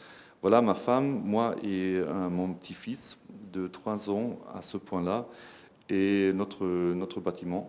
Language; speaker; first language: French; non-native, fluent; German